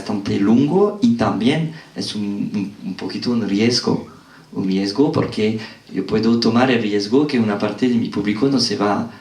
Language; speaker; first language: Spanish; non-native, fluent; French